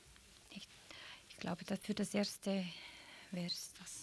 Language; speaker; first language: German; native; German